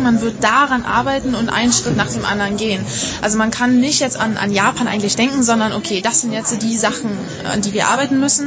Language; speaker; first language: German; native; German